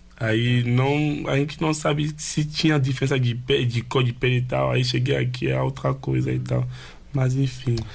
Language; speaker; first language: Portuguese; non-native, fluent; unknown